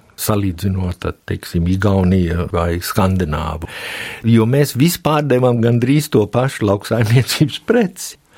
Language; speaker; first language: Latvian; early bilingual, heritage; Latvian